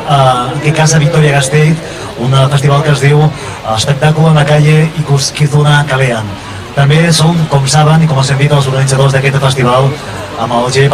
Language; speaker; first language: Catalan; native; Catalan